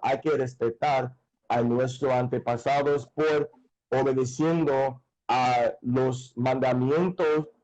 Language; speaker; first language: Spanish; non-native, fluent; English